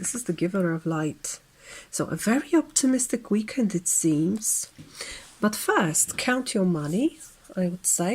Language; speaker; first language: English; non-native, fluent; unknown